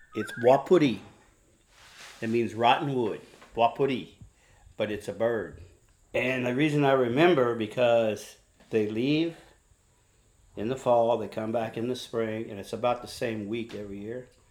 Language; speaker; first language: English; native; English